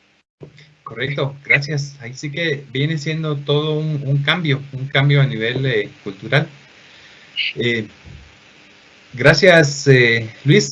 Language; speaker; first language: Spanish; native; Spanish